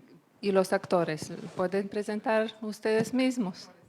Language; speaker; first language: Spanish; non-native, learner; Lithuanian